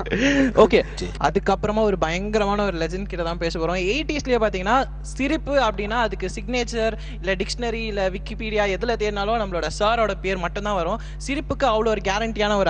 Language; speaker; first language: Tamil; native; Tamil